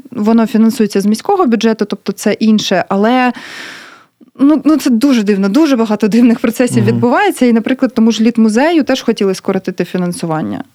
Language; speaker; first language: Ukrainian; native; Ukrainian